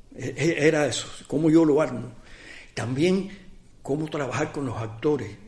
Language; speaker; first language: Spanish; native; Spanish